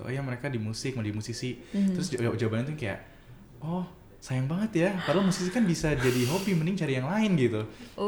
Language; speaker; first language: Indonesian; early bilingual, other home language; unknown